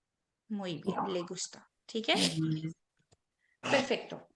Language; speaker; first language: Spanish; non-native, fluent; Hindi